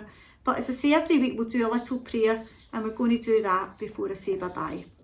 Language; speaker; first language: English; native; English